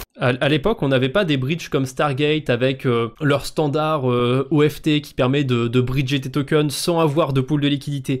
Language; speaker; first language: French; native; French